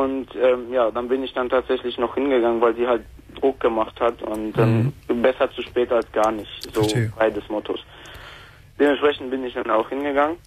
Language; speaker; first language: German; native; German